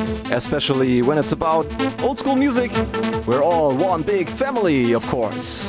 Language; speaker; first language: English; non-native, fluent; German